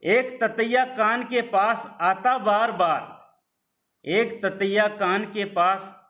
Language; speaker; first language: Hindi; native; Hindi